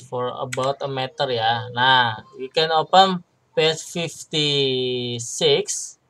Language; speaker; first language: English; non-native, learner; Indonesian